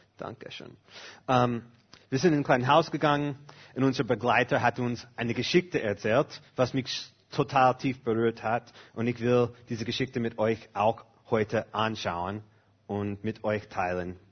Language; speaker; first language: German; non-native, fluent; English